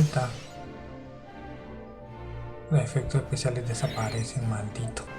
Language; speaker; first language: Spanish; native; Spanish